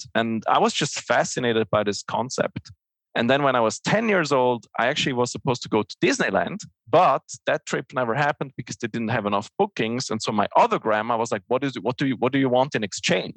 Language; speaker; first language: English; non-native, fluent; Swiss German